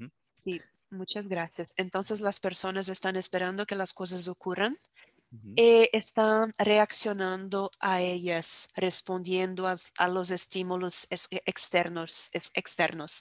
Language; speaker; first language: Spanish; non-native, fluent; Portuguese